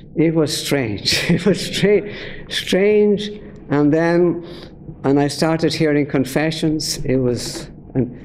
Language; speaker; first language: English; native; English